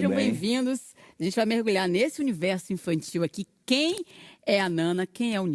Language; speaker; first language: Portuguese; native; Portuguese